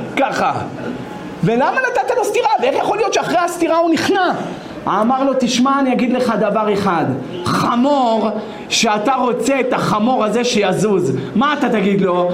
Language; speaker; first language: Hebrew; native; Hebrew